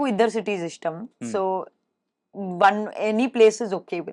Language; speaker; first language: Telugu; non-native, fluent; Hindi